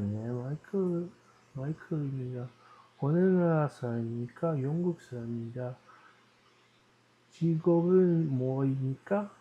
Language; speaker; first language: Korean; non-native, learner; Dutch